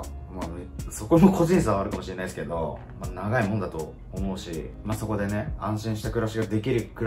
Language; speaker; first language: Japanese; native; Japanese